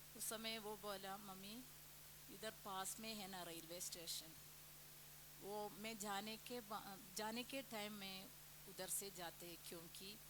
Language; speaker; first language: Hindi; non-native, local second language; Malayalam